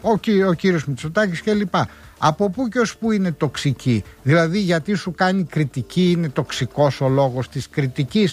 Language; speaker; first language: Greek; native; Greek